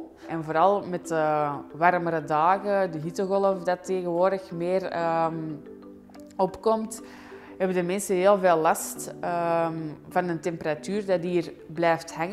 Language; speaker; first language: Dutch; native; Dutch